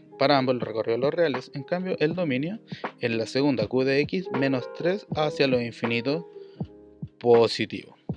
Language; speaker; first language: Spanish; native; Spanish